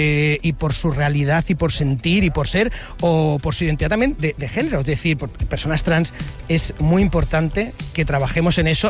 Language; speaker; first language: Spanish; native; Spanish